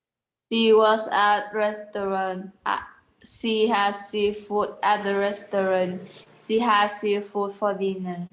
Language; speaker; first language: English; non-native, learner; Vietnamese